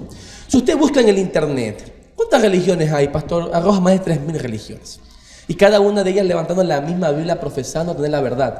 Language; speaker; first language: Spanish; native; Spanish